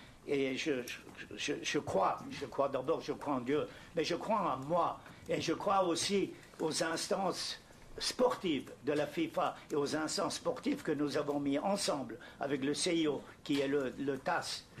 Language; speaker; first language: French; non-native, fluent; German